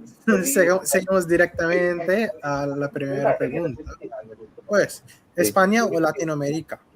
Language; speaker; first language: Spanish; non-native, fluent; Hindi